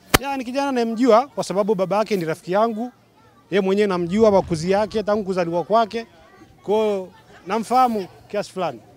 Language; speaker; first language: Swahili; native; Swahili